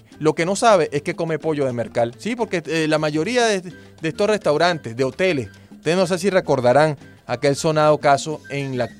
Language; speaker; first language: Spanish; native; Spanish